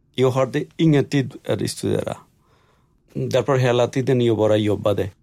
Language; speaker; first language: Swedish; non-native, learner; Bangla